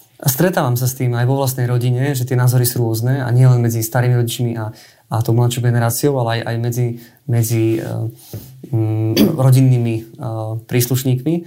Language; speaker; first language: Slovak; native; Slovak